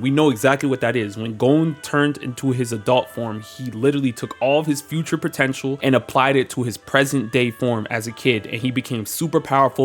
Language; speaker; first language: English; native; English